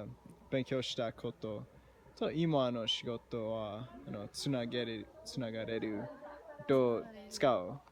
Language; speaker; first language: Japanese; non-native, learner; English